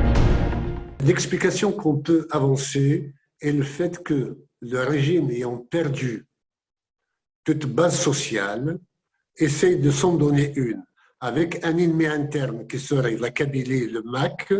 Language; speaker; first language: French; non-native, local second language; Kabyle